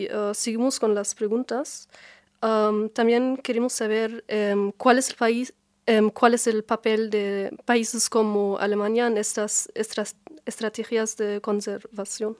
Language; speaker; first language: Spanish; non-native, learner; German